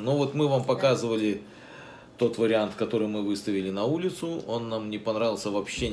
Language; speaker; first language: Russian; native; Russian